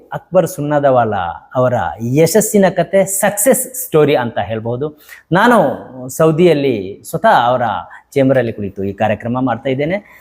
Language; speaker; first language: Kannada; native; Kannada